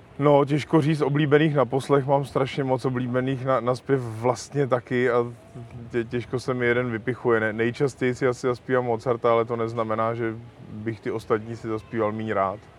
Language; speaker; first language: Czech; native; Czech